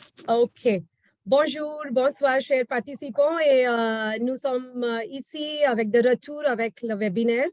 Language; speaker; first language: French; non-native, fluent; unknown